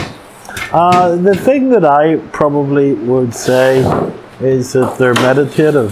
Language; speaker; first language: English; native; English